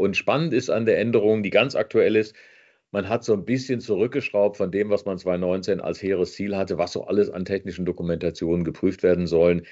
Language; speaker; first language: German; native; German